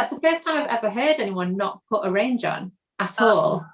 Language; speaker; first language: English; native; English